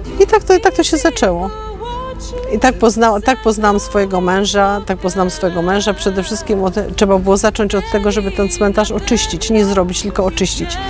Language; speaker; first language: Polish; native; Polish